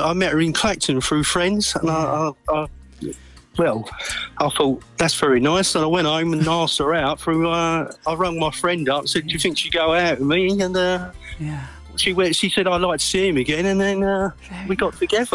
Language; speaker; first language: English; native; English